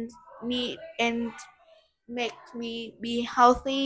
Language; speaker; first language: English; non-native, learner; Vietnamese